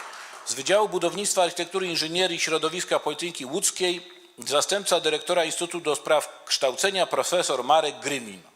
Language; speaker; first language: Polish; native; Polish